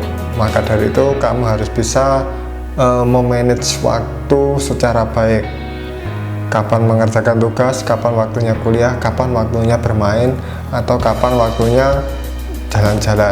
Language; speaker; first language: Indonesian; native; Indonesian